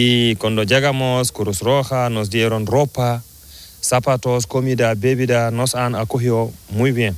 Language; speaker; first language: Spanish; non-native, learner; Fula